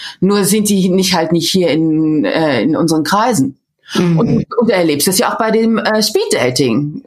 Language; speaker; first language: German; native; German